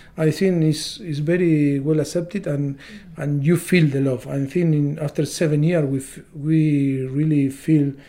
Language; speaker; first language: English; non-native, learner; Spanish